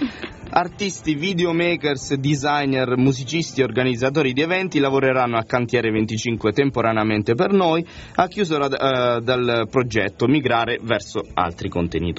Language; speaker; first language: Italian; native; Italian